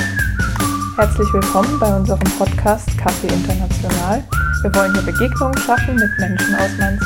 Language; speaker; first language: German; native; German